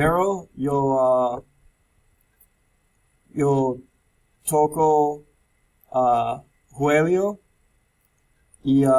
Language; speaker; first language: Spanish; non-native, learner; English